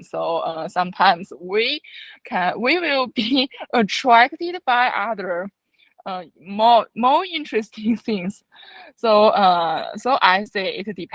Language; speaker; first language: English; non-native, fluent; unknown